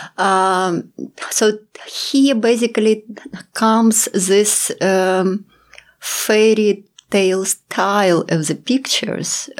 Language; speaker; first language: English; non-native, fluent; Russian